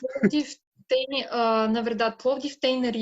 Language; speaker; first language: Portuguese; non-native, fluent; Bulgarian